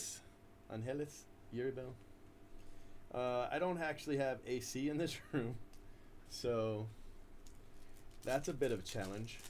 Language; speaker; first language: English; native; English